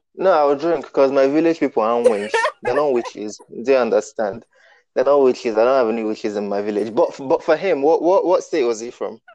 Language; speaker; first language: English; non-native, local second language; Igbo